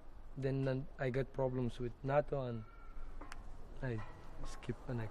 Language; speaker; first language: English; non-native, learner; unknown